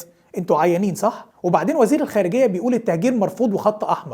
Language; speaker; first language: Arabic; native; Arabic